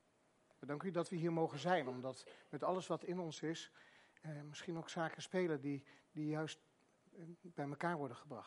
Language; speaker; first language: Dutch; native; Dutch